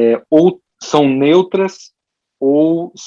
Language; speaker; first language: Portuguese; early bilingual, heritage; Portuguese